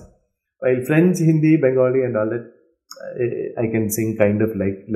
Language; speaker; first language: English; non-native, local second language; Malayalam